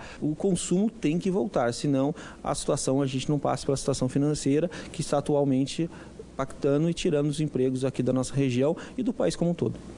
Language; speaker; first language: Portuguese; native; Portuguese